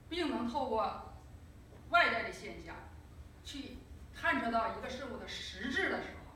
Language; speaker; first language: Chinese; native; Chinese